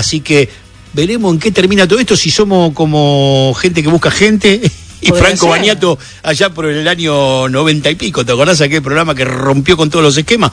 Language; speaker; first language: Spanish; native; Spanish